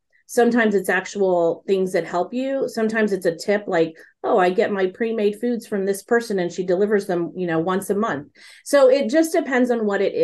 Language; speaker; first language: English; native; English